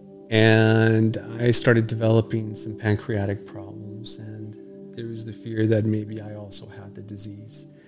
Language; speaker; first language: English; early bilingual, other home language; Spanish